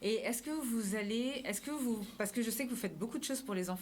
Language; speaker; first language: French; native; French